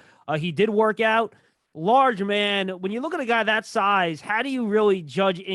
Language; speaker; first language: English; native; English